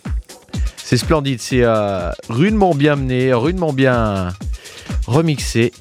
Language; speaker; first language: French; native; French